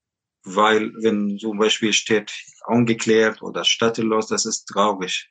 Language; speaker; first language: German; non-native, learner; Arabic